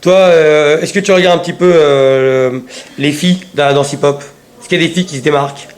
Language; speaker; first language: French; native; French